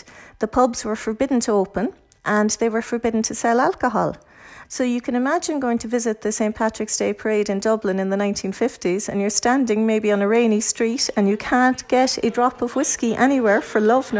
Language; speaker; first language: English; native; English